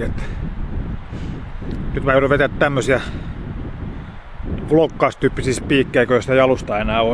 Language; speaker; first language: Finnish; native; Finnish